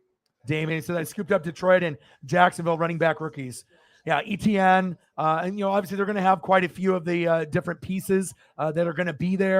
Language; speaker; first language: English; native; English